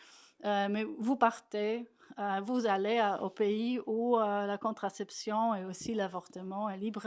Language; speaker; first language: French; non-native, fluent; Polish